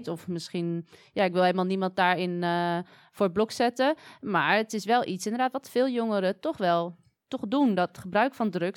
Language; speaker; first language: Dutch; native; Dutch